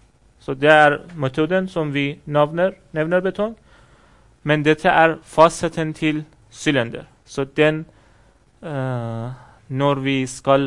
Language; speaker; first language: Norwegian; non-native, fluent; Persian